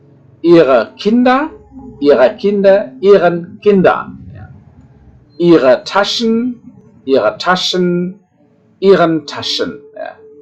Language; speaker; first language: German; non-native, fluent; Indonesian